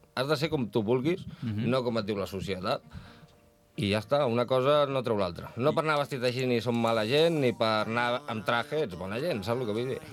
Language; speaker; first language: Catalan; non-native, local second language; Spanish